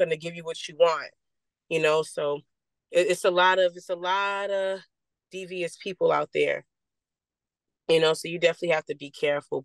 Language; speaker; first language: English; native; English